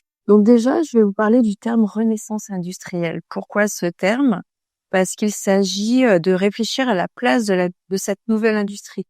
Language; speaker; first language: French; native; French